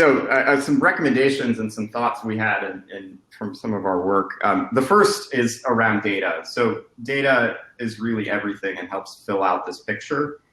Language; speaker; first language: English; native; English